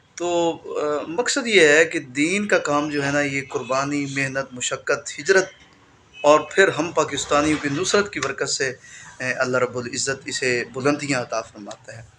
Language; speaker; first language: Urdu; non-native, local second language; Punjabi